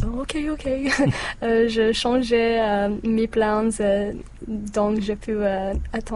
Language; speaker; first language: French; non-native, learner; English